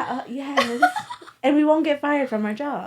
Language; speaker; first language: English; native; English